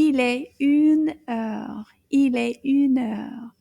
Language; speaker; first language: French; non-native, fluent; English